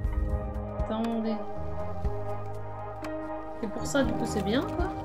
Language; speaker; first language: French; native; French